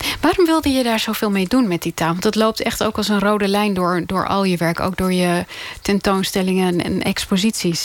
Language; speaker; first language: Dutch; native; Dutch